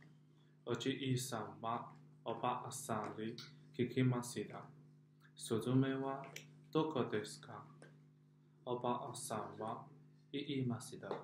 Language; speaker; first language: Japanese; non-native, learner; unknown